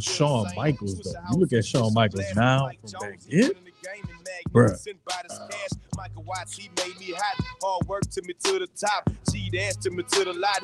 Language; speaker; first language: English; native; English